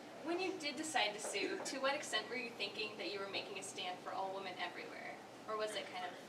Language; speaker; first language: English; native; English